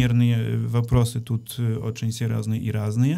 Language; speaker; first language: Ukrainian; non-native, learner; Polish